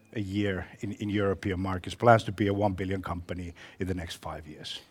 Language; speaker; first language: English; non-native, fluent; Finnish